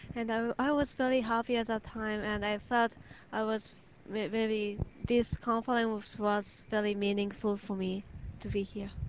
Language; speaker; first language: English; non-native, fluent; Japanese